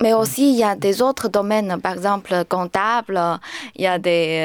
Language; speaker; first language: French; non-native, learner; Chinese